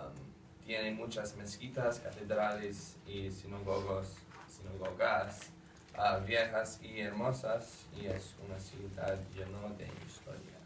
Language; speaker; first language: Spanish; non-native, learner; English